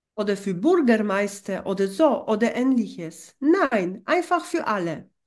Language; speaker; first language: German; non-native, fluent; Polish